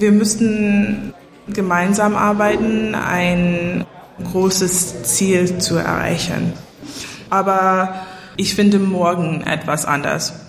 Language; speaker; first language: German; non-native, fluent; English